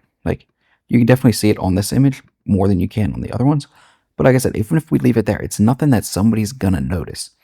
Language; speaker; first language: English; native; English